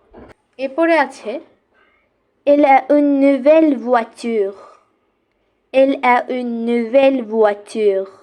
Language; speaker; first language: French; non-native, fluent; Bangla